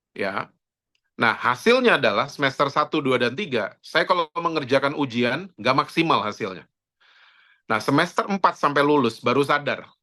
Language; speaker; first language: Indonesian; native; Indonesian